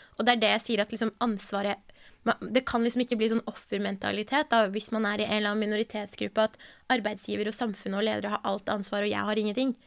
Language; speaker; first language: Norwegian; early bilingual, other home language; Persian